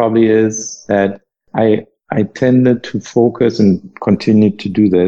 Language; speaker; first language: English; non-native, fluent; German